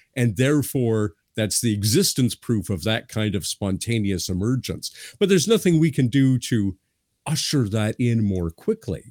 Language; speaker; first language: English; native; English